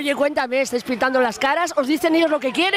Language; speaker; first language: Spanish; native; Spanish